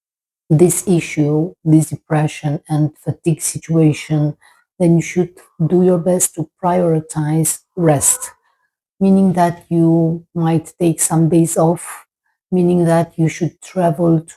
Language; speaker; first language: English; non-native, fluent; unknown